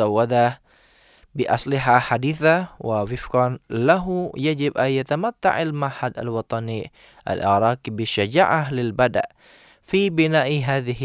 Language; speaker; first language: Arabic; non-native, fluent; Indonesian